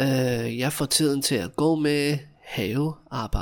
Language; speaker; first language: Danish; non-native, fluent; English